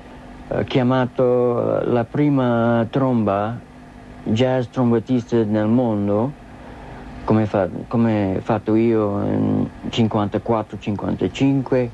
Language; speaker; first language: Italian; non-native, learner; English